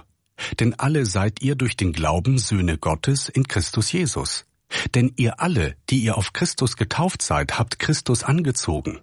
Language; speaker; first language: German; native; German